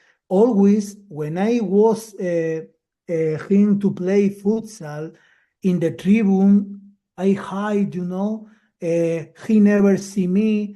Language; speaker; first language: English; non-native, learner; Spanish